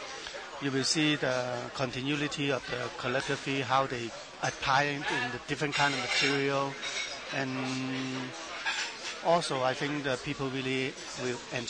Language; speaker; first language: English; non-native, learner; Chinese